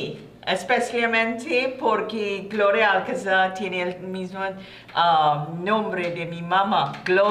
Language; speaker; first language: Spanish; non-native, learner; English